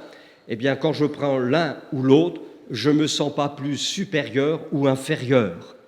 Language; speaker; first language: French; native; French